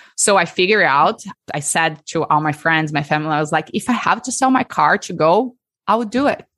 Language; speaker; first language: English; non-native, fluent; Portuguese